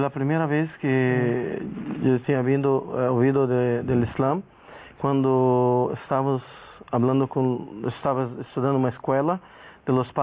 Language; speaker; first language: Spanish; non-native, learner; Portuguese